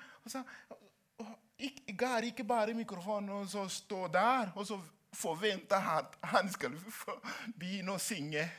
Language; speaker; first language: Norwegian; non-native, learner; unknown